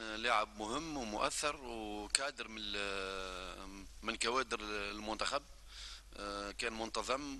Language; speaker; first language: Arabic; native; Arabic